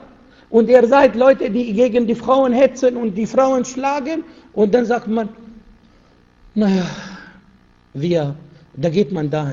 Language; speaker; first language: German; non-native, fluent; Arabic